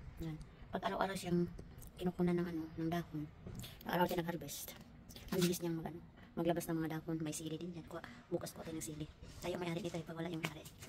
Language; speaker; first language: Filipino; non-native, local second language; Cebuano